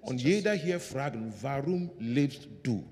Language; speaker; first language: German; non-native, learner; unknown